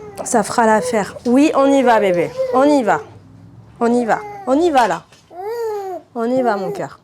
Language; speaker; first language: French; native; French